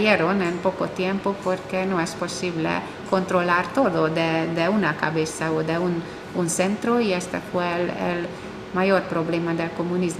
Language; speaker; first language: Spanish; non-native, fluent; Hungarian